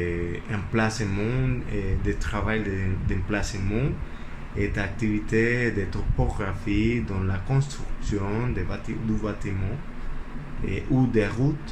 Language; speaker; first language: French; non-native, learner; Spanish